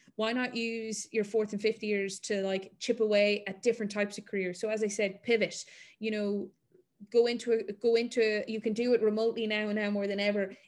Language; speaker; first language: English; native; English